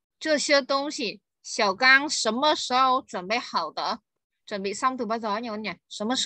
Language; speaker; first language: Chinese; non-native, fluent; Vietnamese